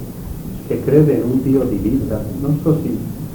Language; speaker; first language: Italian; non-native, learner; Spanish